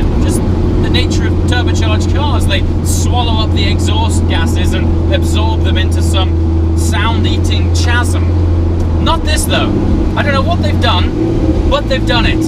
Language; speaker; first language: English; native; English